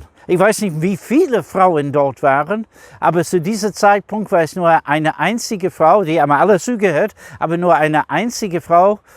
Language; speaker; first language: German; non-native, fluent; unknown